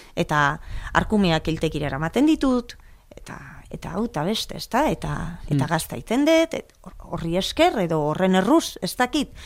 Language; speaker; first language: Basque; non-native, local second language; Spanish